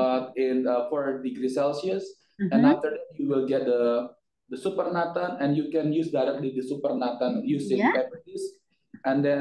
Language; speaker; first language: English; non-native, fluent; Indonesian